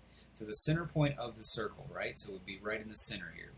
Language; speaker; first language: English; native; English